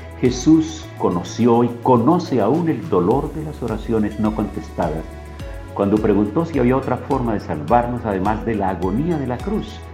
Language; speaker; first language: Spanish; native; Spanish